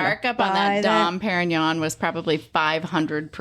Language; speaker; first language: English; native; English